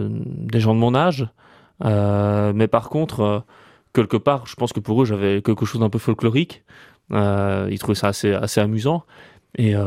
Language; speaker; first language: French; native; French